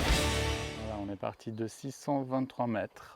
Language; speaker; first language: French; native; French